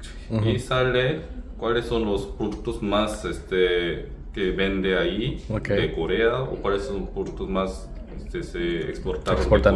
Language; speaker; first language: Spanish; non-native, learner; Korean